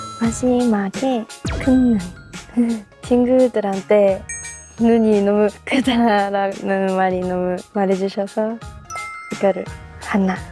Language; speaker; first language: Korean; non-native, learner; Japanese